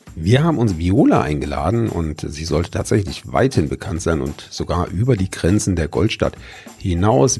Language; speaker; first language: German; native; German